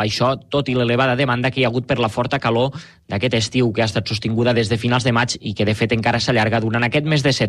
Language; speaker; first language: Catalan; native; Catalan